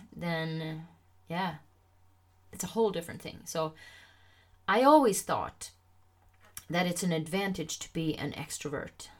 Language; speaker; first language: English; non-native, fluent; Swedish